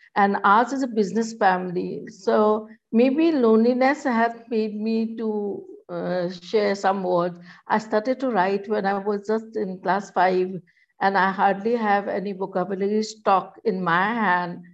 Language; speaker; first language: English; non-native, local second language; Assamese